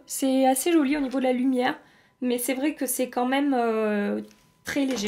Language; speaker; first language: French; native; French